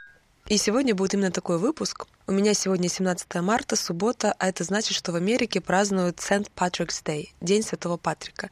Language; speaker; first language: Russian; native; Russian